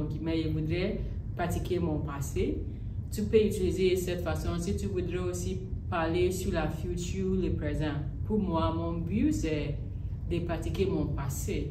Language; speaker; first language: French; non-native, learner; English